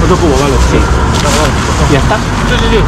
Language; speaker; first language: Spanish; native; Spanish